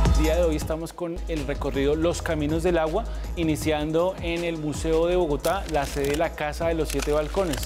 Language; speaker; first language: Spanish; native; Spanish